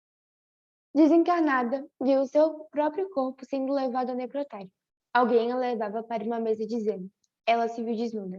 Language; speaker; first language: Portuguese; native; Portuguese